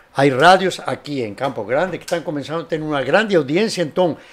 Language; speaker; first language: Portuguese; non-native, fluent; Spanish